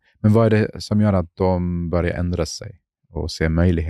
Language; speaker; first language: Swedish; non-native, fluent; Arabic